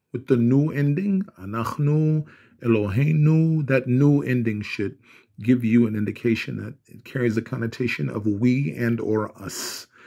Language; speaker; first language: English; native; English